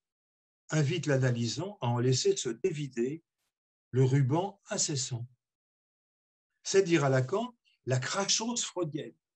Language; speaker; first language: French; native; French